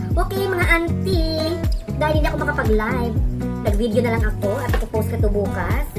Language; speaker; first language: Filipino; native; Filipino